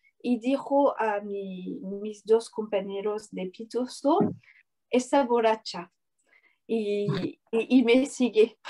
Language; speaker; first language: Spanish; non-native, learner; French